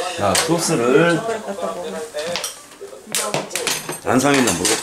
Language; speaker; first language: Korean; native; Korean